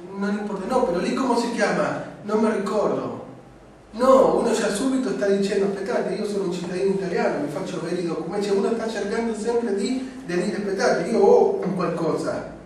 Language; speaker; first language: Italian; non-native, fluent; Spanish